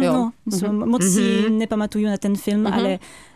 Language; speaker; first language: Czech; non-native, fluent; French